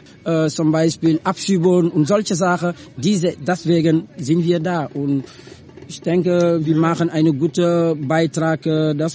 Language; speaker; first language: German; non-native, learner; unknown